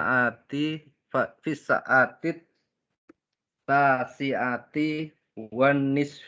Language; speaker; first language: Arabic; non-native, learner; Indonesian